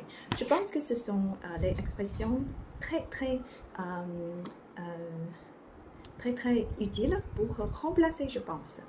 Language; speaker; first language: French; non-native, learner; Chinese